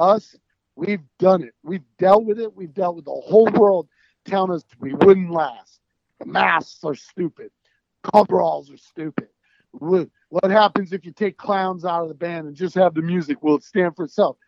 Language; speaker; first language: English; native; English